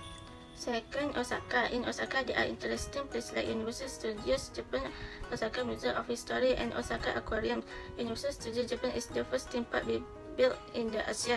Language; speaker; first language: English; non-native, learner; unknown